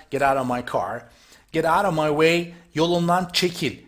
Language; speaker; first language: English; non-native, fluent; Turkish